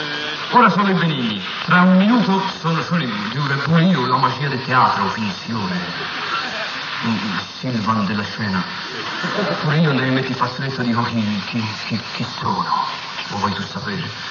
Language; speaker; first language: Italian; native; Italian